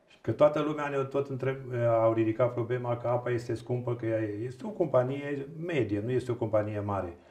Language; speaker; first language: Romanian; native; Romanian